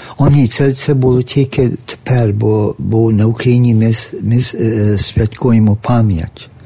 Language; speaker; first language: Ukrainian; early bilingual, heritage; Ukrainian